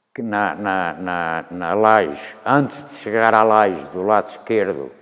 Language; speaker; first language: Portuguese; native; Portuguese